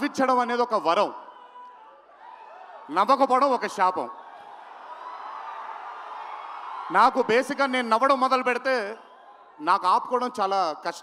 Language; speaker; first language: Telugu; native; Telugu